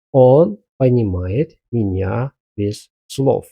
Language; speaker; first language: Russian; non-native, fluent; Azerbaijani